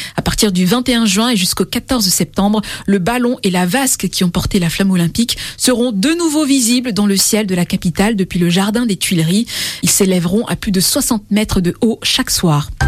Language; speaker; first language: French; native; French